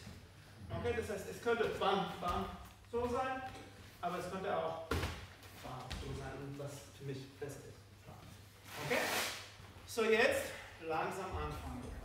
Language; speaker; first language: German; non-native, fluent; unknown